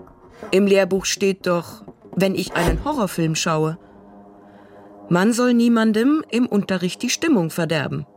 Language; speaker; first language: German; non-native, fluent; Russian